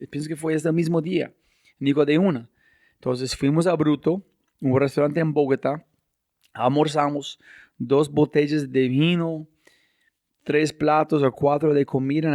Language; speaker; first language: Spanish; non-native, fluent; English